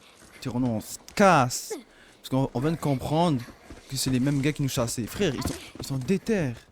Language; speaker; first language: French; native; French